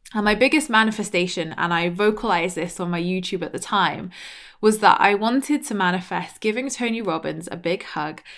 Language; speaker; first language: English; native; English